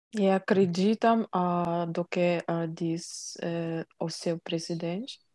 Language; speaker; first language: Portuguese; non-native, learner; Ukrainian